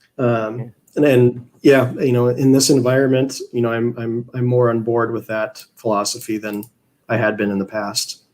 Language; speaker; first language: English; native; English